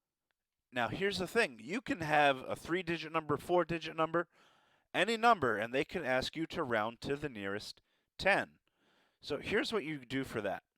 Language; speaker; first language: English; native; English